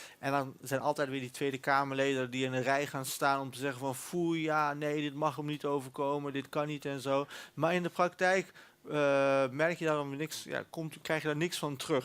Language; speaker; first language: Dutch; early bilingual, other home language; Turkish